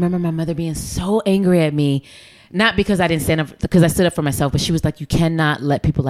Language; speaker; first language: English; native; English